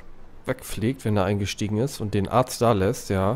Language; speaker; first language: German; native; German